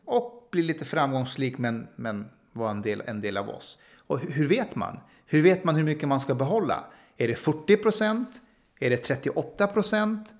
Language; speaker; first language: Swedish; early bilingual, other home language; Persian